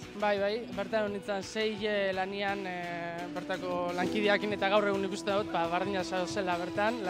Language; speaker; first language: Basque; native; Basque